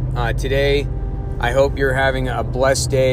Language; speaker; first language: English; native; English